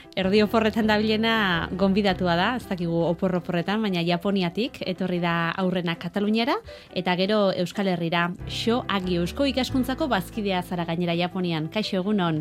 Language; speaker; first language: Basque; native; Basque